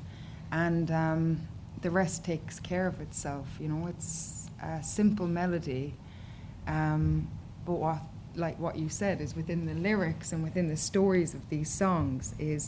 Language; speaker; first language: English; native; English